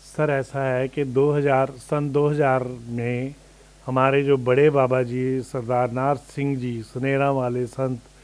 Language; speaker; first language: Hindi; native; Hindi